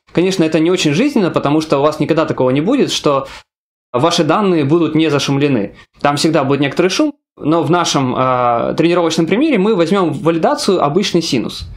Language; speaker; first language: Russian; native; Russian